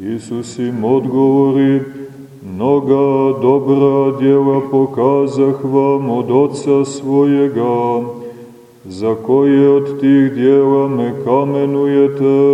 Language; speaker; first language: Serbian; native; Serbian